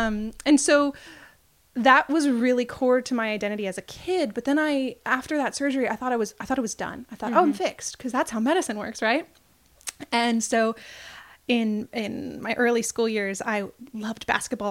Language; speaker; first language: English; native; English